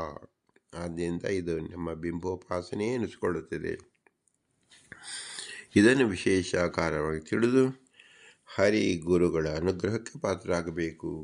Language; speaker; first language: Kannada; native; Kannada